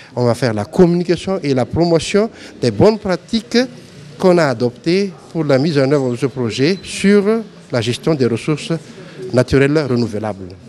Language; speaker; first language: French; non-native, local second language; Malagasy